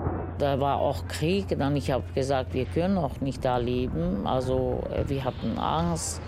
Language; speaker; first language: German; non-native, learner; Romany